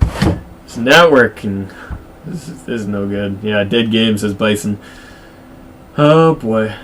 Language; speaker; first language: English; native; English